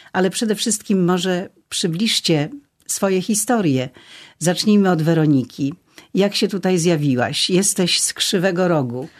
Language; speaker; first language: Polish; native; Polish